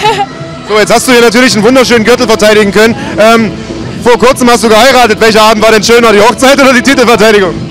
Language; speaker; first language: German; native; German